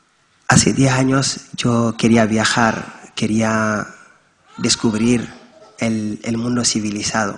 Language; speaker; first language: Spanish; non-native, fluent; Wolof